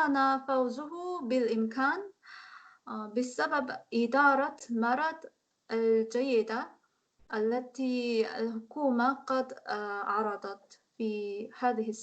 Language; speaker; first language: Arabic; non-native, learner; Korean